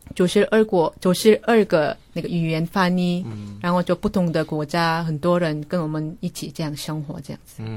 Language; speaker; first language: Chinese; non-native, fluent; Korean